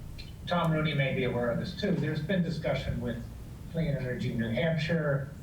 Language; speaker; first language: English; native; English